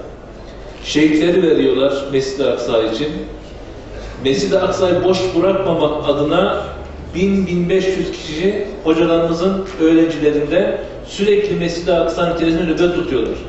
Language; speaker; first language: Turkish; native; Turkish